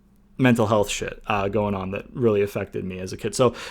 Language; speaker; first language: English; native; English